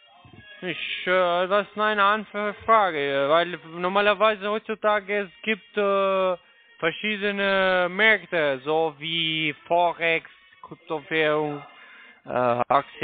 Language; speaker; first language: German; non-native, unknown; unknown